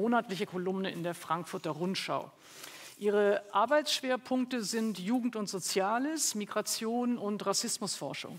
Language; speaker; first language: German; native; German